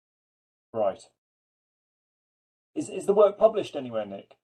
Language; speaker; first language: English; native; English